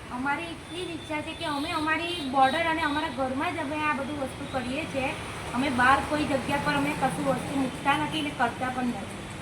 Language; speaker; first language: Gujarati; native; Gujarati